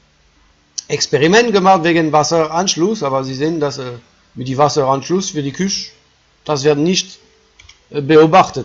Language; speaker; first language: German; non-native, fluent; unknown